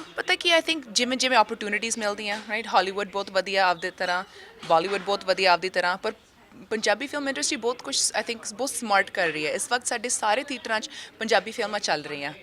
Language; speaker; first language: Punjabi; early bilingual, heritage; Punjabi